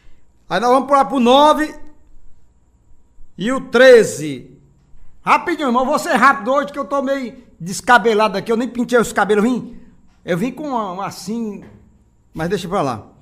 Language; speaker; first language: Portuguese; native; Portuguese